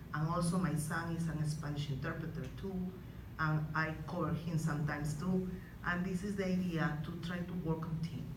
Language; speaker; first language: English; non-native, fluent; Spanish